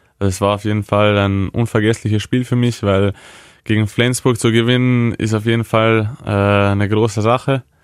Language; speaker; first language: German; early bilingual, other home language; Croatian